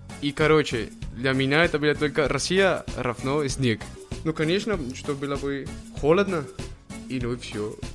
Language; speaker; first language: Russian; non-native, learner; Spanish